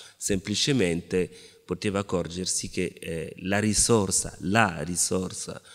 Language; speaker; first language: Italian; non-native, fluent; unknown